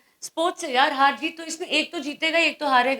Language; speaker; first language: Hindi; native; Hindi